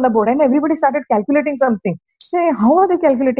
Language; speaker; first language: English; non-native, local second language; Kannada